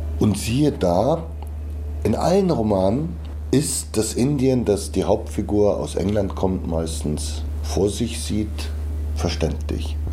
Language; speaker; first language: German; early bilingual, other home language; Bulgarian